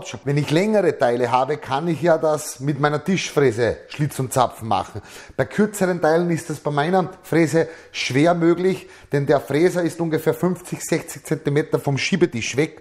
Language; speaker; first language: German; native; German